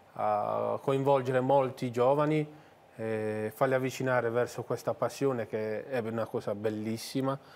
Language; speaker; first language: Italian; native; Italian